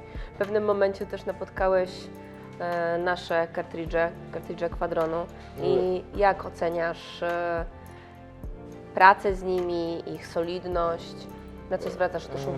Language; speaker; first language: Polish; native; Polish